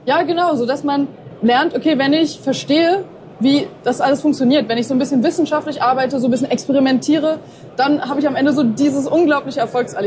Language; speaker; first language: German; native; German